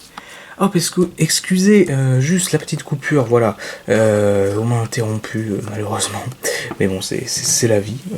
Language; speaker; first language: French; native; French